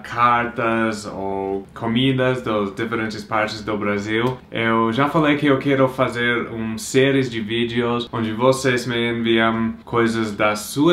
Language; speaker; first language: Portuguese; non-native, fluent; English